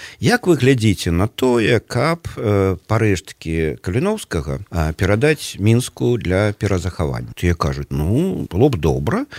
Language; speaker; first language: Belarusian; native; Belarusian